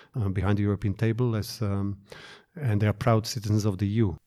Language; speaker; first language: English; non-native, fluent; Slovak